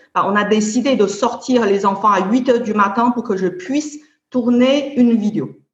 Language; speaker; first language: French; non-native, fluent; Chinese